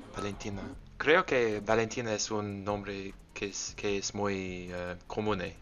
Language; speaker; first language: Spanish; non-native, learner; English